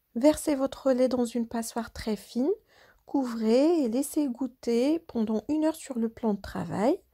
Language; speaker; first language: French; non-native, local second language; Arabic